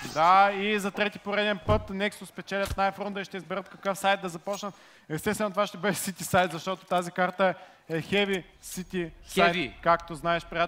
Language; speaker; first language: Bulgarian; native; Bulgarian